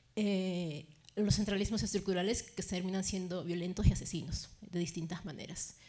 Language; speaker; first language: Spanish; native; Spanish